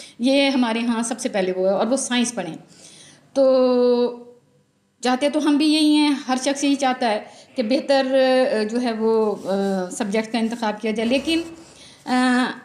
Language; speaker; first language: Urdu; non-native, local second language; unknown